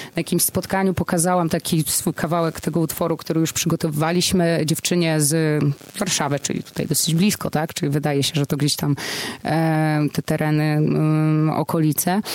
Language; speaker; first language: Polish; native; Polish